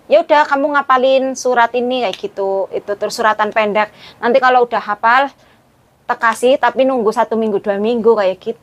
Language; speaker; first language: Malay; non-native, local second language; Javanese